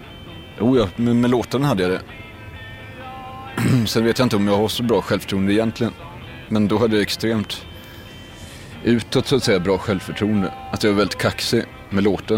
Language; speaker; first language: Swedish; native; Swedish